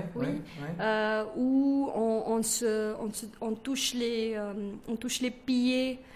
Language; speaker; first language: French; non-native, fluent; Kannada